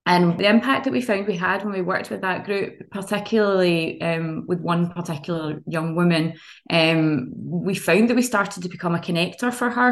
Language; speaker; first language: English; native; English